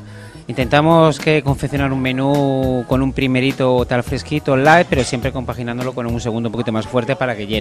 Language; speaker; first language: Spanish; native; Spanish